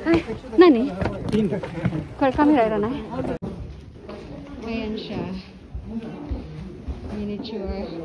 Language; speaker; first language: Japanese; non-native, learner; Filipino